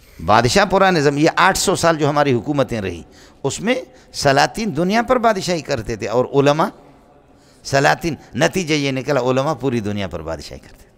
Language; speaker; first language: Urdu; non-native, local second language; Brahui